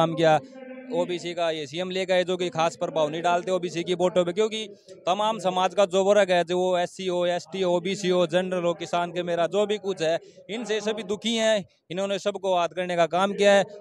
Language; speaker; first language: Hindi; native; Hindi